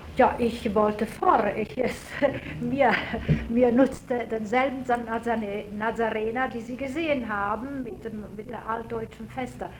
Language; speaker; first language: German; non-native, fluent; Italian